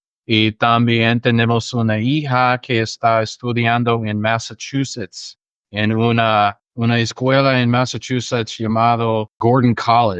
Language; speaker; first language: Spanish; non-native, fluent; English